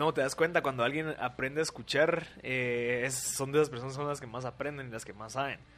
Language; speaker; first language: Spanish; native; Spanish